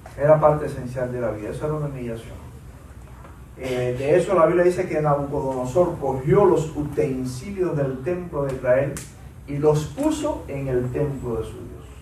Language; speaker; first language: Spanish; native; Spanish